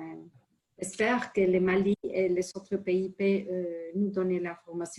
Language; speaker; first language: French; non-native, fluent; Spanish